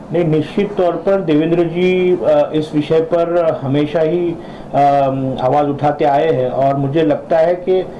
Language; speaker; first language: Hindi; non-native, local second language; Marathi